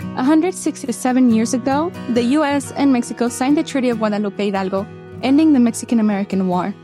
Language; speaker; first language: English; early bilingual, other home language; Spanish